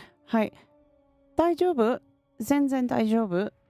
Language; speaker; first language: Japanese; non-native, learner; English